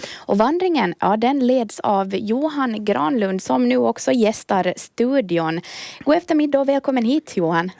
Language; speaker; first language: Swedish; native; Swedish